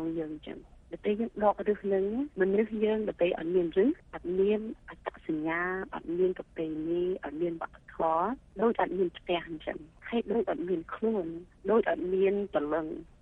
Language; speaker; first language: Khmer; early bilingual, heritage; Khmer